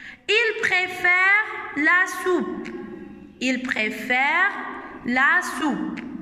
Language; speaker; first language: French; non-native, fluent; Arabic